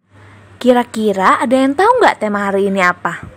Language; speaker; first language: Indonesian; native; Indonesian